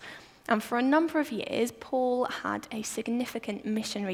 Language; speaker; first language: English; native; English